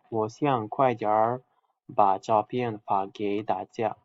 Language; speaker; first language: Chinese; non-native, fluent; Uzbek